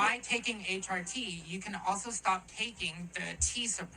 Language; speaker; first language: English; native; English